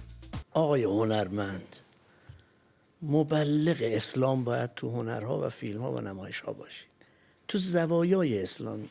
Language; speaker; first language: Persian; native; Persian